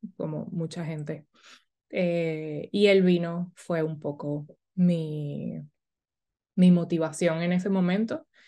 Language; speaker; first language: Spanish; native; Spanish